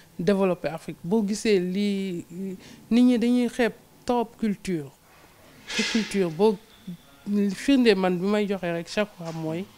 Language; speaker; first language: Wolof; non-native, local second language; Serer